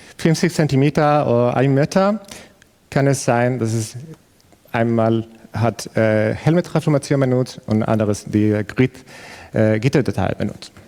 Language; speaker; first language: German; non-native, learner; Spanish